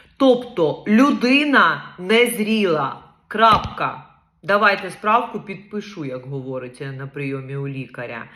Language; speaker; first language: Ukrainian; non-native, local second language; Russian